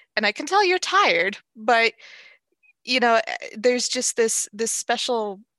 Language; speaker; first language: English; native; English